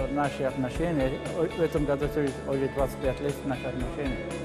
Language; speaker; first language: Russian; non-native, learner; Arabic